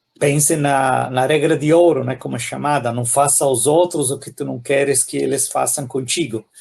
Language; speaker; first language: Portuguese; non-native, fluent; Italian